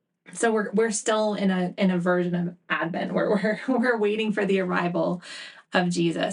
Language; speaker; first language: English; native; English